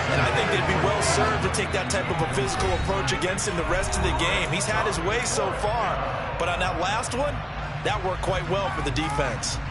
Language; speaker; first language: English; native; English